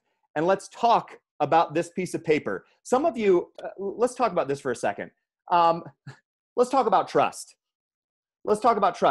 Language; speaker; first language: English; native; English